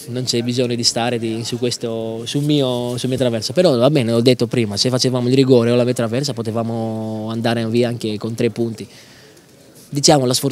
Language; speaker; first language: Italian; non-native, fluent; Greek